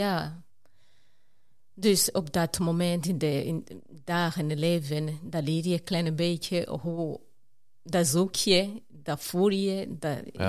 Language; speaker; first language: Dutch; non-native, fluent; Rundi